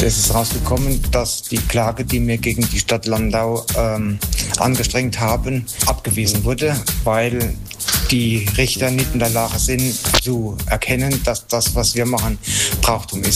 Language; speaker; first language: German; native; German